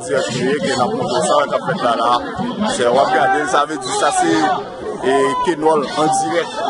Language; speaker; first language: French; non-native, local second language; Haitian Creole